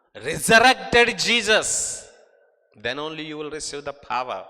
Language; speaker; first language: English; non-native, local second language; Telugu